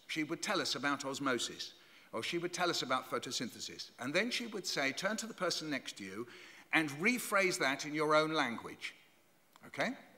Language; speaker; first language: English; native; English